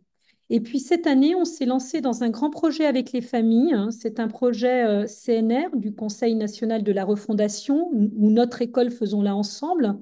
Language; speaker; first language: French; native; French